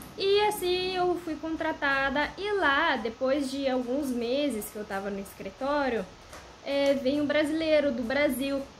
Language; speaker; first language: Portuguese; non-native, fluent; Romanian